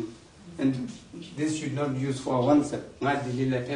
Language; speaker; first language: English; non-native, learner; Tibetan